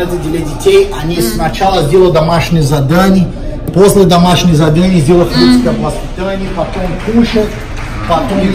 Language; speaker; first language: Russian; non-native, learner; Portuguese